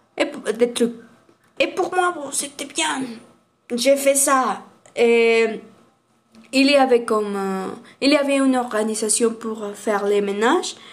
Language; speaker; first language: French; non-native, learner; Spanish